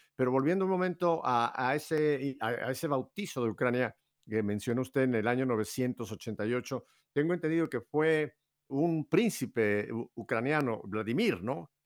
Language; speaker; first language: Spanish; native; Spanish